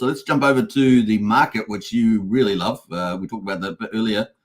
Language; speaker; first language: English; native; English